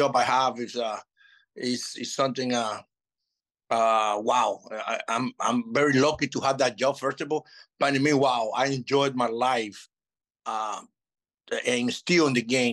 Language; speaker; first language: English; non-native, fluent; Spanish